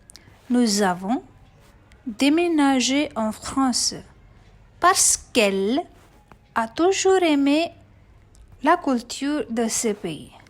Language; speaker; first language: French; non-native, fluent; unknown